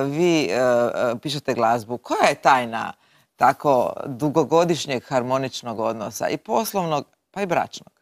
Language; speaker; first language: Croatian; native; Croatian